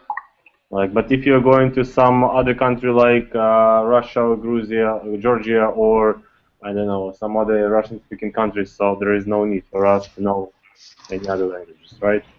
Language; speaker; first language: English; non-native, fluent; Russian